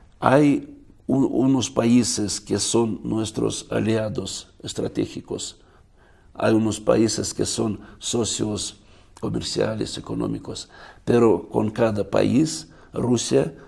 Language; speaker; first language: Spanish; non-native, fluent; Russian